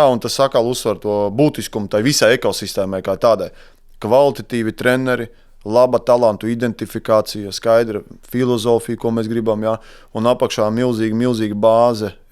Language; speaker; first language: Latvian; native; Latvian